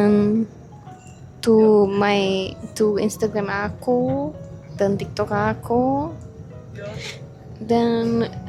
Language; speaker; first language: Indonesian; non-native, learner; Czech